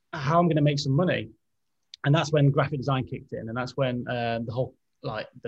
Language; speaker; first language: English; native; English